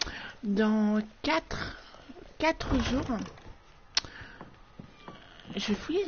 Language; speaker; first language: French; native; French